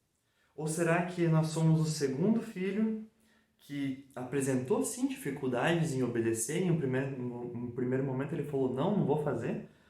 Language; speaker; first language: Portuguese; native; Portuguese